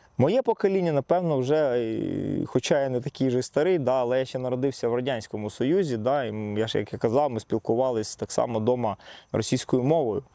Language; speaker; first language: Ukrainian; non-native, local second language; Russian